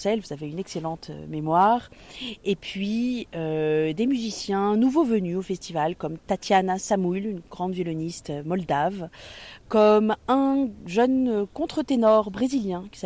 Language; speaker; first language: French; native; French